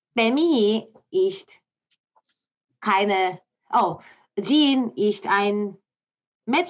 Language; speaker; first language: German; non-native, learner; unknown